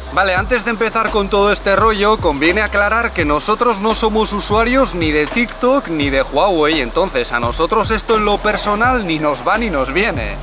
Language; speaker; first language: Spanish; native; Spanish